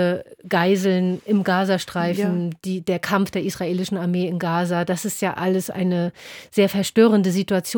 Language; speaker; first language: German; native; German